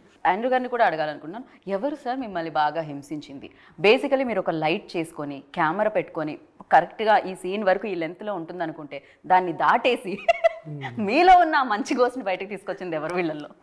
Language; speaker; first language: Telugu; native; Telugu